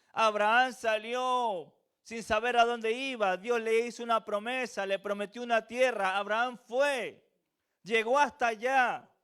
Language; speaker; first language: Spanish; native; Spanish